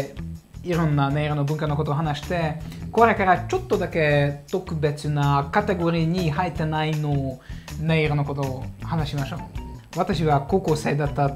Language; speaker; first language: Japanese; non-native, fluent; Hungarian